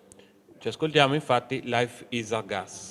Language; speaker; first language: Italian; native; Italian